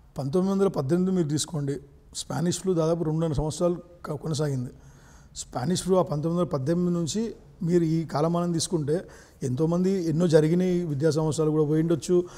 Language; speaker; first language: Telugu; native; Telugu